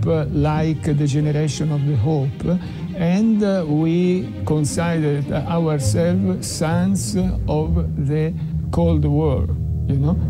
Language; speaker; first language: English; non-native, fluent; Italian